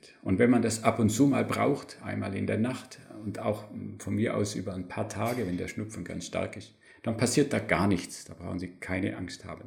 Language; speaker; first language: German; native; German